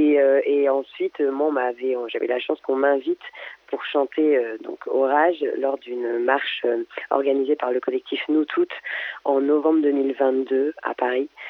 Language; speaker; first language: French; native; French